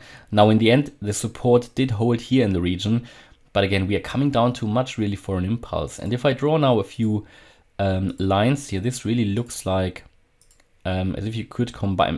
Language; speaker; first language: English; non-native, fluent; German